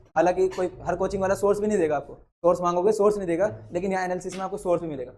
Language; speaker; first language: Hindi; native; Hindi